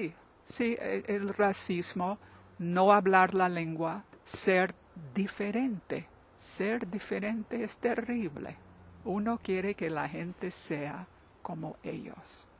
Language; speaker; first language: Spanish; non-native, fluent; English